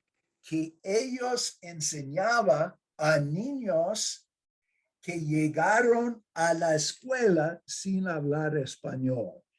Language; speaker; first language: Spanish; non-native, fluent; English